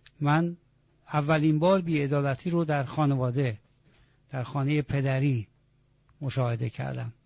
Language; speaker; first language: Persian; non-native, local second language; Azerbaijani